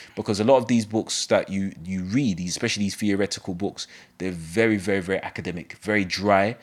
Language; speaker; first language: English; native; English